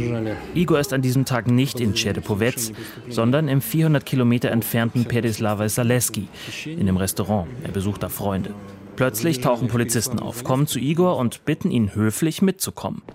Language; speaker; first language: German; native; German